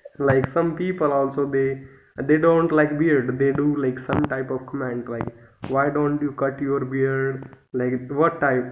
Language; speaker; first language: English; non-native, local second language; Hindi